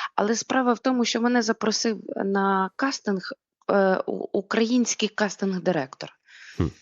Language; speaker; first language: Ukrainian; native; Ukrainian